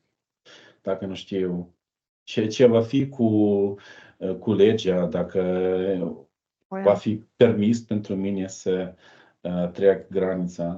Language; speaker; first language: Romanian; non-native, learner; Ukrainian